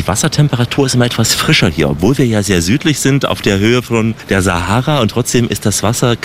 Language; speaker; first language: German; native; German